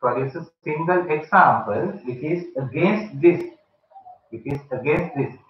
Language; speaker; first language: English; non-native, local second language; Sinhala